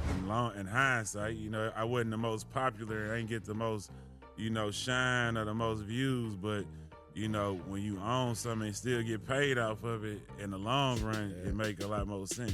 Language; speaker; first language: English; native; English